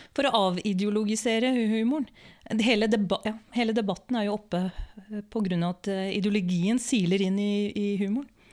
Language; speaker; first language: Norwegian; early bilingual, other home language; Urdu